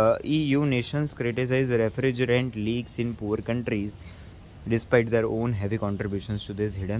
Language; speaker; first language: Hindi; native; Hindi